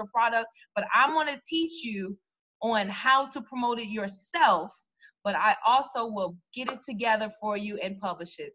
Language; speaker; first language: English; native; English